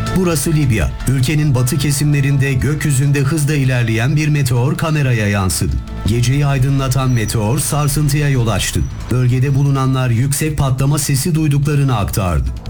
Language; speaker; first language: Turkish; native; Turkish